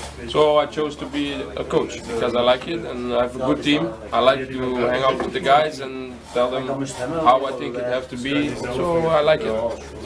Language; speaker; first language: English; non-native, fluent; Dutch